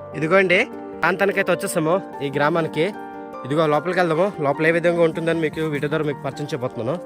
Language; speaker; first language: Telugu; non-native, local second language; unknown